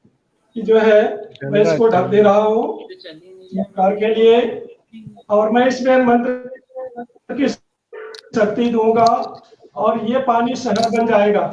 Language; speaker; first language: Hindi; native; Hindi